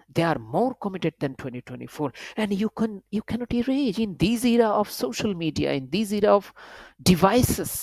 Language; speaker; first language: English; non-native, local second language; Bangla